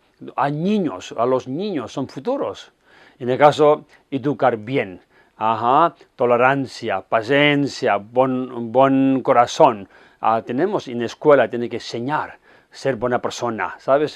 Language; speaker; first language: Spanish; non-native, fluent; Tibetan